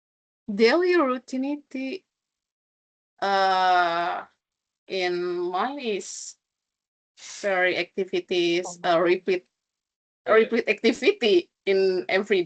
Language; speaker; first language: English; non-native, learner; Indonesian